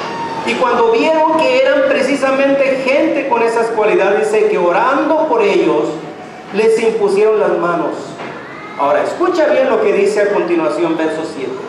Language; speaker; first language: Spanish; native; Spanish